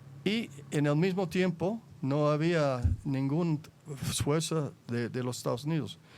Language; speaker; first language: Spanish; non-native, fluent; English